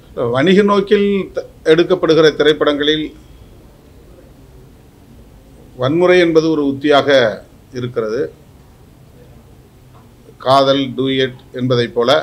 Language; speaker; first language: Tamil; native; Tamil